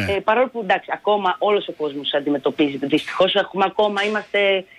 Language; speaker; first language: Greek; early bilingual, other home language; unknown